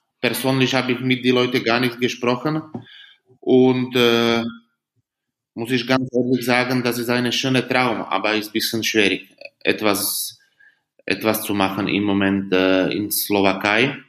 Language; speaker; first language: German; non-native, learner; Slovak